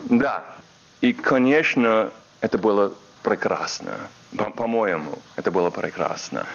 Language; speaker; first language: Russian; non-native, fluent; English